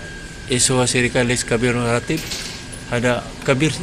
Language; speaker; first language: Arabic; non-native, learner; Filipino